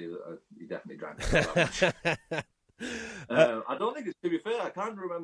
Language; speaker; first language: English; native; English